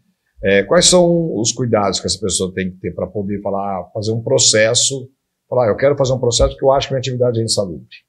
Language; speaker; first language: Portuguese; native; Portuguese